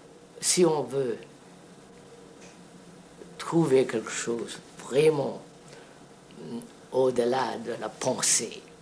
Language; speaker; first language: French; non-native, fluent; Telugu